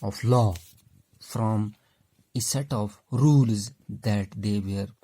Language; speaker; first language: English; non-native, local second language; Urdu